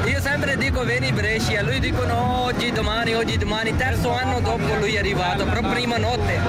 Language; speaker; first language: Italian; non-native, learner; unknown